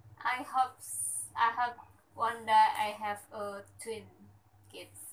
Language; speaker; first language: English; non-native, learner; Indonesian